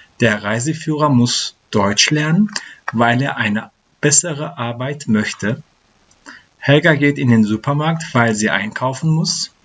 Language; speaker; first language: German; non-native, fluent; Turkish